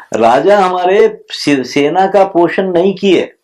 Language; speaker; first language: Hindi; non-native, local second language; Telugu